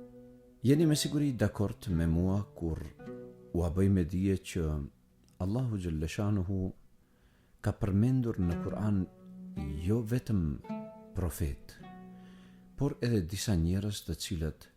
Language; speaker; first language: Albanian; native; Albanian